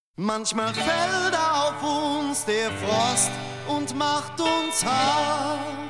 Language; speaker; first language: German; native; German